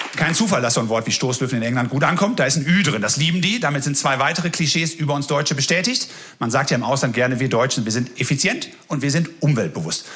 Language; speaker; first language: German; native; German